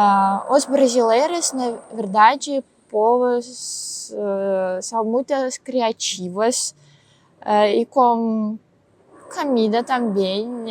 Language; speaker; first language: Portuguese; non-native, learner; Russian